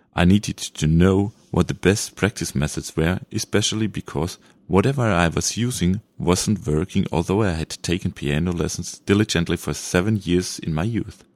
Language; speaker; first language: English; non-native, fluent; German